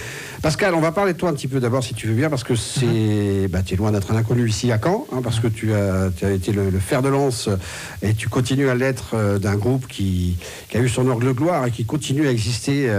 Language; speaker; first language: French; native; French